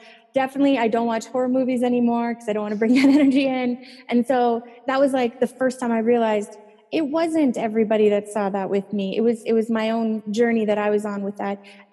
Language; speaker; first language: English; native; English